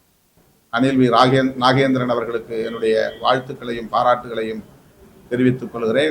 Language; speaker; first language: Tamil; native; Tamil